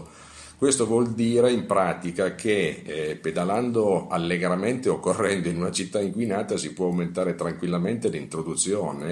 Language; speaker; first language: Italian; native; Italian